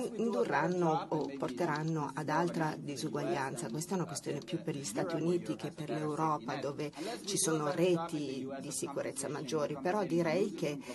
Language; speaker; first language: Italian; non-native, fluent; Catalan